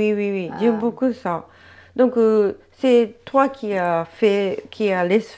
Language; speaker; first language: French; non-native, learner; Japanese